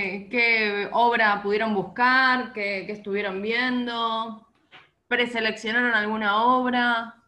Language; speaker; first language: Spanish; native; Spanish